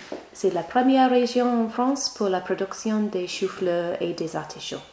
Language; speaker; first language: French; non-native, learner; English